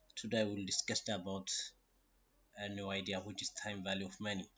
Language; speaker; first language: English; non-native, local second language; Amharic